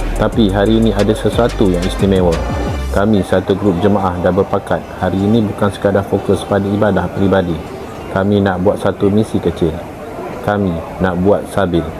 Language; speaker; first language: Malay; native; Malay